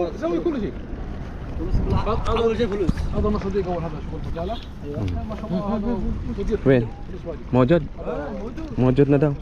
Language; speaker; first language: Arabic; non-native, learner; Filipino